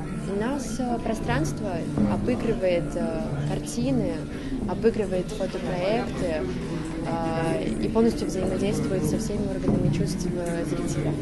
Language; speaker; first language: Russian; native; Russian